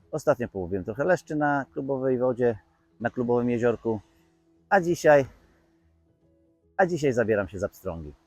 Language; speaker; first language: Polish; native; Polish